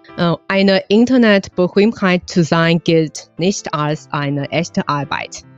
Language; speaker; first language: German; non-native, learner; Chinese